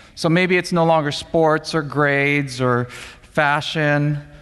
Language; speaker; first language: English; native; English